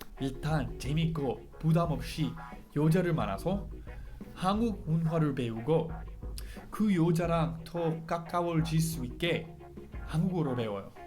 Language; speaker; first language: Korean; non-native, fluent; English